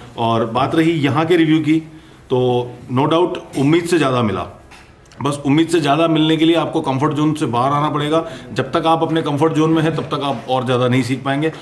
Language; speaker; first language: Hindi; native; Hindi